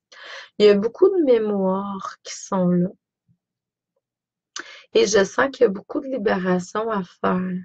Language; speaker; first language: French; native; French